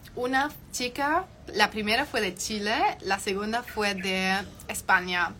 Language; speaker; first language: Spanish; non-native, fluent; German